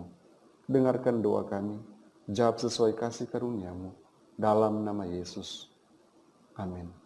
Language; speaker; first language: Indonesian; native; Indonesian